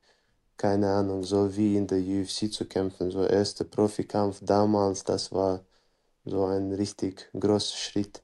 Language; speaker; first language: German; non-native, fluent; Chechen